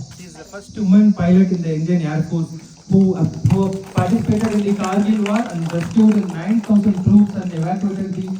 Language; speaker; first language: English; non-native, local second language; Tamil